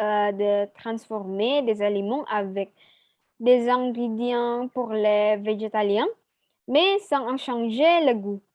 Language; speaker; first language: French; non-native, learner; Indonesian